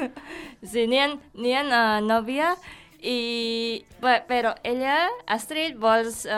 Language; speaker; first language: Catalan; non-native, learner; Indonesian